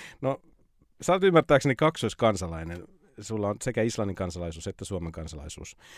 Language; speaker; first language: Finnish; native; Finnish